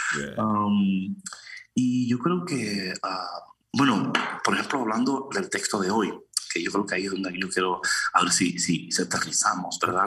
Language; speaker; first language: Spanish; early bilingual, heritage; Spanish